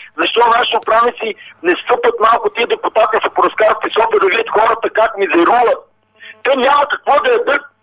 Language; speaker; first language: Bulgarian; non-native, local second language; Romany